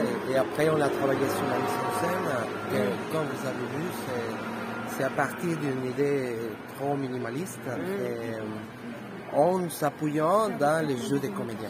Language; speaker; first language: French; non-native, fluent; Spanish